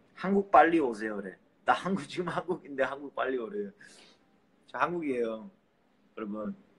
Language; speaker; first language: Korean; early bilingual, heritage; Korean